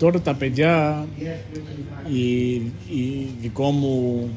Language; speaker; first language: Greek; early bilingual, heritage; English